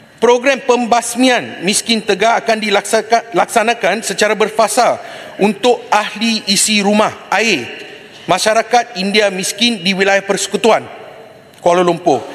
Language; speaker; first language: Malay; non-native, local second language; Tamil